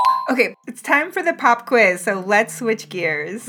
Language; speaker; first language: English; early bilingual, other home language; Japanese